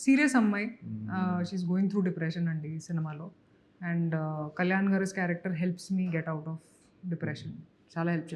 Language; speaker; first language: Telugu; non-native, local second language; Hindi